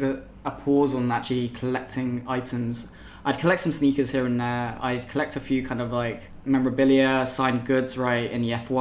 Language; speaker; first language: English; native; English